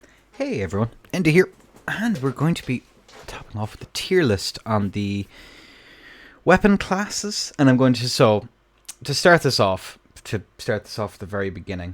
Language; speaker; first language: English; native; English